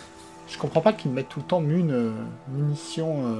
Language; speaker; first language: French; native; French